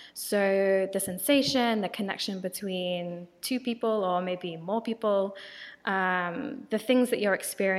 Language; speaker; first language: English; native; English